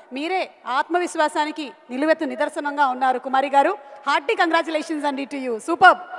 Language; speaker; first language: Telugu; non-native, local second language; Malayalam